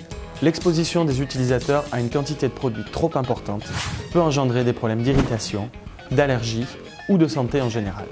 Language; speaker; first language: French; native; French